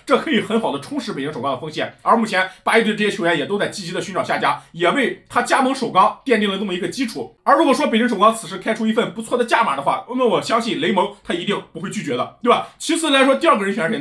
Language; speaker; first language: Chinese; native; Chinese